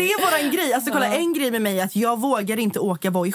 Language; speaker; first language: Swedish; native; Swedish